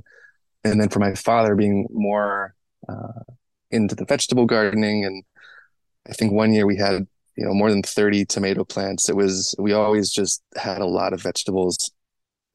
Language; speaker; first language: English; native; English